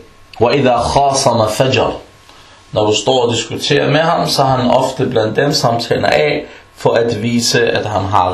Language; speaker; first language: Danish; early bilingual, other home language; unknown